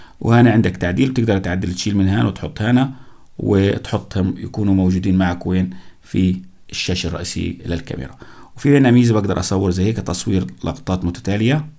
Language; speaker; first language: Arabic; native; Arabic